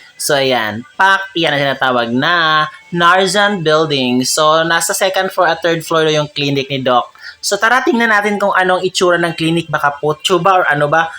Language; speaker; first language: Filipino; non-native, local second language; Cebuano